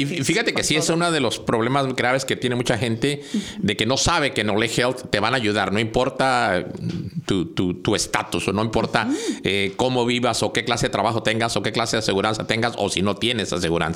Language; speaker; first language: Spanish; native; Spanish